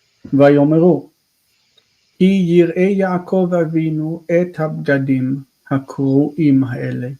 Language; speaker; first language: Hebrew; non-native, fluent; English